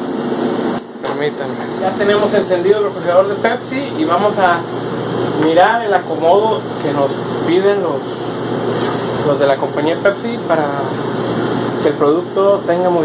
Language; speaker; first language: Spanish; native; Spanish